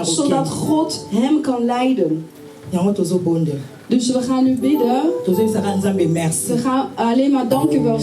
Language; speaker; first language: Dutch; non-native, learner; Lingala